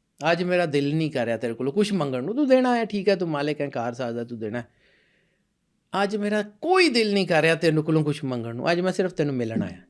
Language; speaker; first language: Urdu; non-native, local second language; Punjabi